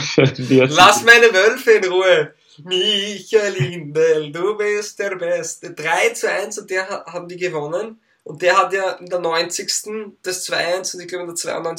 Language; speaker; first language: German; native; German